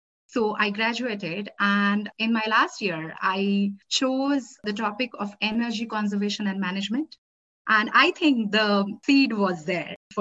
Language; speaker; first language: English; non-native, local second language; Marathi